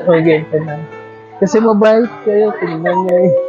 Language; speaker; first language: Filipino; non-native, learner; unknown